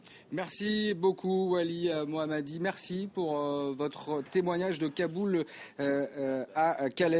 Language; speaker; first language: French; native; French